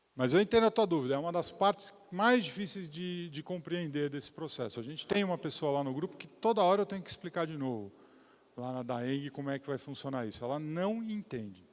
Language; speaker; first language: Portuguese; native; Portuguese